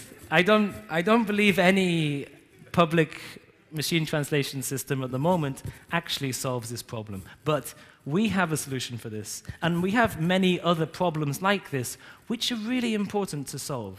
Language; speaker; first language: English; native; English